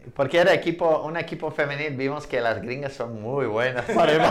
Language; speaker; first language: Spanish; non-native, fluent; English